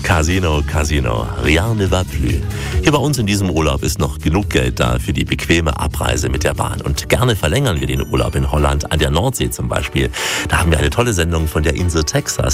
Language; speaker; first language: German; native; German